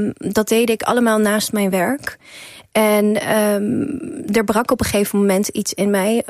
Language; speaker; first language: Dutch; early bilingual, other home language; Persian